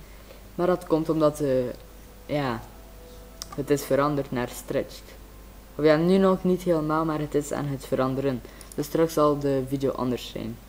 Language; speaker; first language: Dutch; native; Dutch